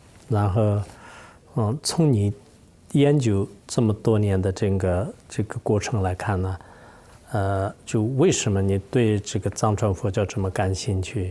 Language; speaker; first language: Chinese; non-native, fluent; Tibetan